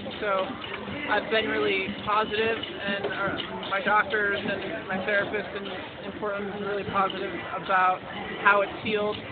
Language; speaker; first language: English; native; English